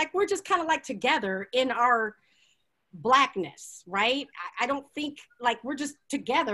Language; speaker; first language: English; native; English